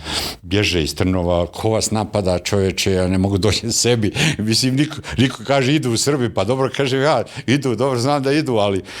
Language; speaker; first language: Bosnian; native; Bosnian